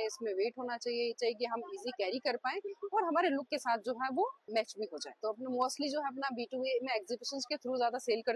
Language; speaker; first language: Hindi; native; Hindi